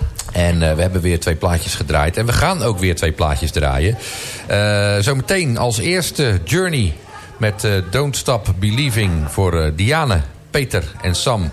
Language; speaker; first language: Dutch; native; Dutch